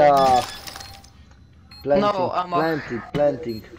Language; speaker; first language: English; non-native, learner; Polish